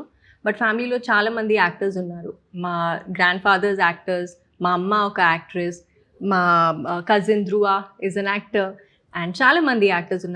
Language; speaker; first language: Telugu; non-native, local second language; Tamil